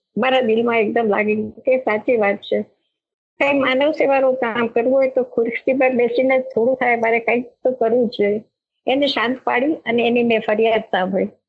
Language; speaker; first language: Gujarati; native; Gujarati